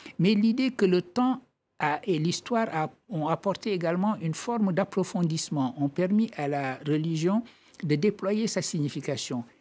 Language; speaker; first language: French; non-native, local second language; Wolof